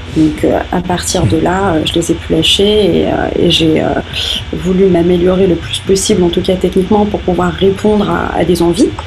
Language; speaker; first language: French; non-native, local second language; Arabic